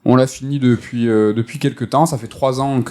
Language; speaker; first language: French; native; French